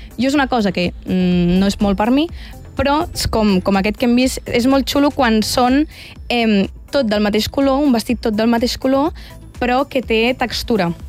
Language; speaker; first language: Catalan; native; Catalan